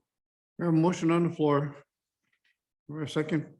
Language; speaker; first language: English; native; English